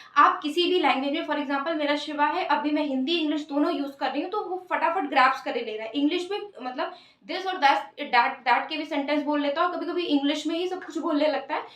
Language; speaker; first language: Hindi; native; Hindi